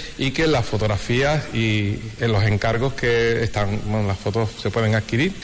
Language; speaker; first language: Spanish; native; Spanish